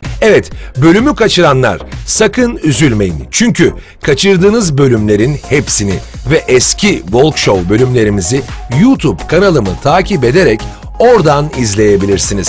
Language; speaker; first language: Turkish; native; Turkish